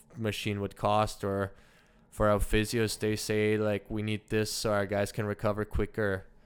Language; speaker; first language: English; early bilingual, other home language; German